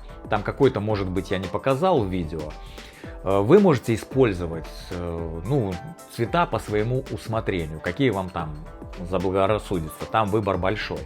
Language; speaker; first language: Russian; native; Russian